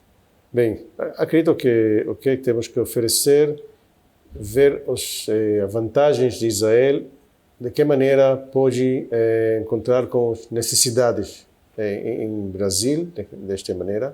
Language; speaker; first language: Portuguese; non-native, fluent; Hebrew